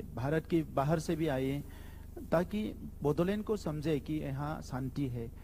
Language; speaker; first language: Hindi; non-native, local second language; Bodo